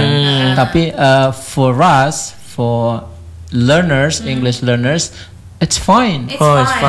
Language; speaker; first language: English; non-native, fluent; Indonesian